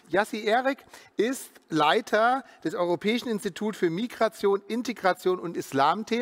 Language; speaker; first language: German; native; German